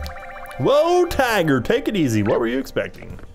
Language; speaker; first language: English; native; English